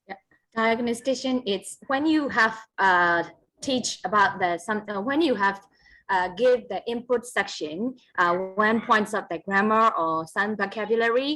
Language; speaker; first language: English; non-native, learner; Burmese